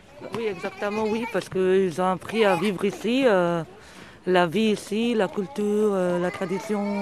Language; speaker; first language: French; early bilingual, other home language; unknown